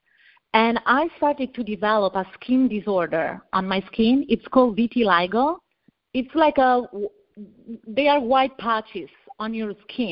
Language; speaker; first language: English; non-native, fluent; Italian